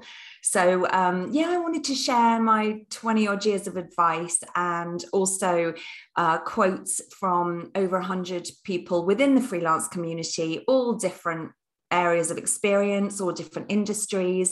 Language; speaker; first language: English; native; English